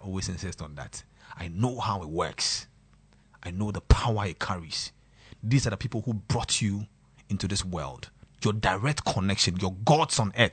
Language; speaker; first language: English; non-native, local second language; Akan